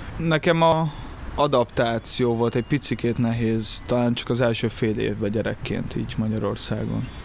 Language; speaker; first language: Hungarian; early bilingual, other home language; Portuguese